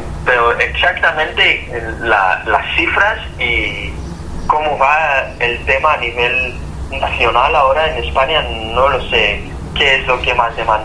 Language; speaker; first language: Spanish; non-native, fluent; Hebrew